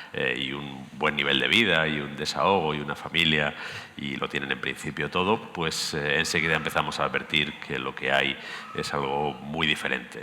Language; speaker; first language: Spanish; native; Spanish